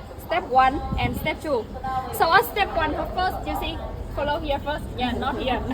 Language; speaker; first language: English; non-native, learner; Vietnamese